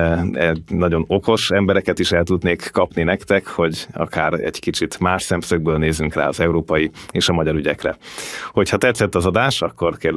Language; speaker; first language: Hungarian; native; Hungarian